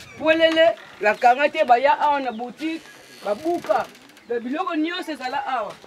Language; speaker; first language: Lingala; non-native, local second language; Kongo